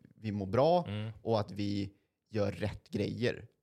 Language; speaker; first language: Swedish; native; Swedish